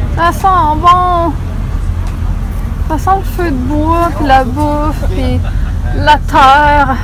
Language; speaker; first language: French; native; French